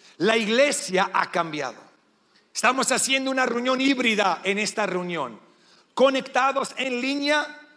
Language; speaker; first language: Spanish; non-native, fluent; English